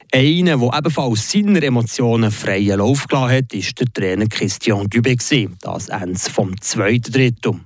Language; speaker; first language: German; native; German